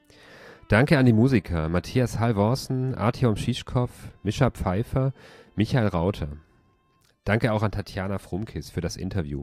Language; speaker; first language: German; native; German